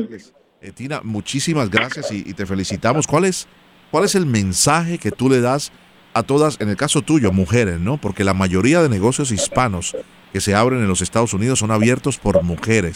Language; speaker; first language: Spanish; native; Spanish